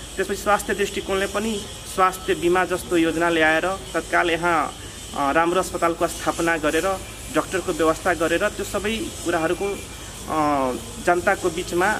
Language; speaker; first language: Nepali; non-native, local second language; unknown